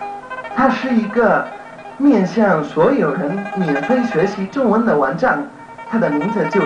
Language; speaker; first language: Chinese; non-native, learner; Spanish